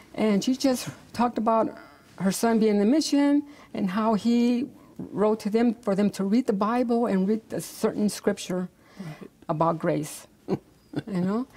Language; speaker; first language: English; native; English